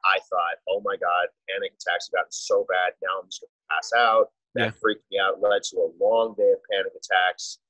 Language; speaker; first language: English; native; English